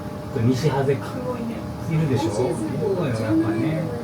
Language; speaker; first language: Japanese; native; Japanese